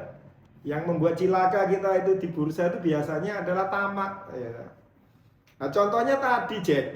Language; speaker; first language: Indonesian; native; Indonesian